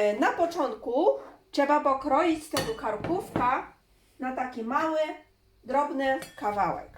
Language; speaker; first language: Polish; non-native, learner; Chinese